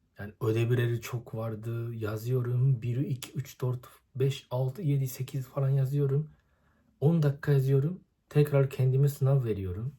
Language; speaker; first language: Turkish; non-native, fluent; Japanese